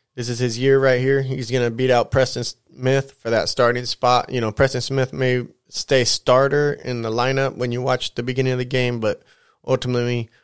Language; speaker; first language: English; native; English